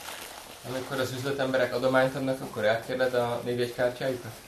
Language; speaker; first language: Hungarian; native; Hungarian